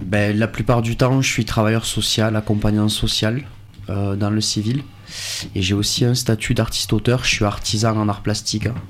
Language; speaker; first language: French; native; French